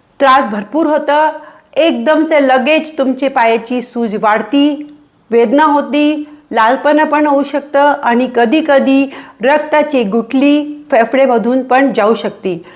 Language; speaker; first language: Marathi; non-native, local second language; Hindi